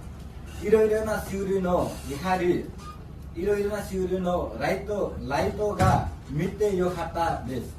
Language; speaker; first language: Japanese; non-native, learner; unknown